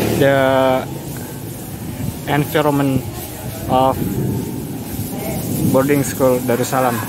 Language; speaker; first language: English; non-native, learner; Indonesian